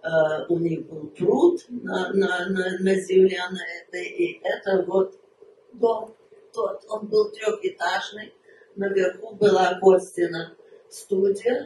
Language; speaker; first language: Russian; early bilingual, heritage; Russian